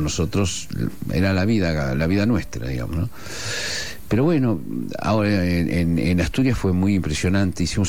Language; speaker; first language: Spanish; non-native, local second language; Asturian